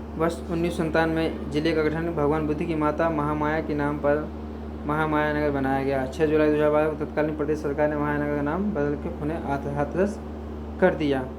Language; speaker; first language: Hindi; native; Hindi